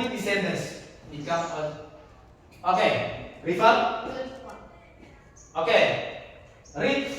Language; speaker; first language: English; non-native, learner; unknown